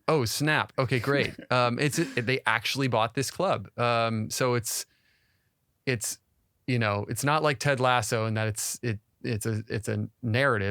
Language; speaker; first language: English; native; English